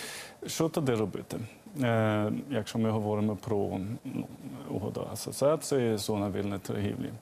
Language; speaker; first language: Ukrainian; non-native, fluent; Swedish